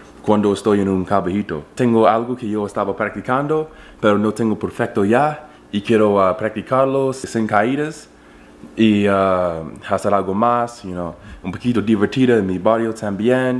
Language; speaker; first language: Spanish; non-native, learner; English